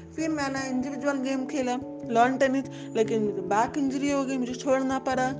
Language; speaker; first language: Hindi; native; Hindi